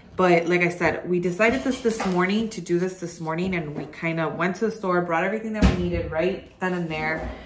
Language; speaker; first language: English; early bilingual, other home language; Spanish